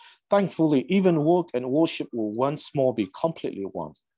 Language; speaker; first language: English; non-native, fluent; Burmese